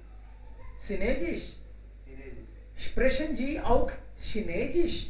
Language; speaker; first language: German; non-native, fluent; Hindi